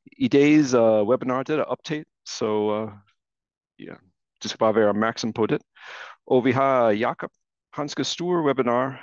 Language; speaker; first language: Danish; non-native, fluent; English